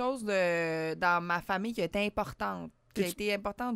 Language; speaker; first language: French; native; French